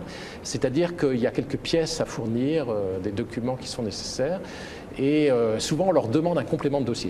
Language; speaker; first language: French; native; French